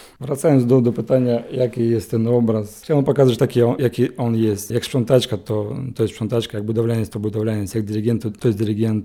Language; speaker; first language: Polish; non-native, learner; Ukrainian